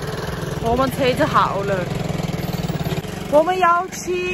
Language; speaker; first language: Chinese; non-native, fluent; Armenian